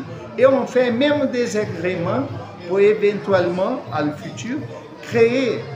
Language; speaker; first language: French; non-native, fluent; Portuguese